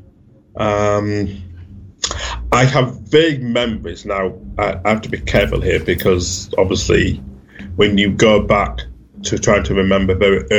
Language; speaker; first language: English; native; English